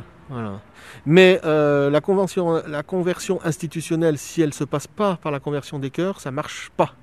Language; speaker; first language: French; native; French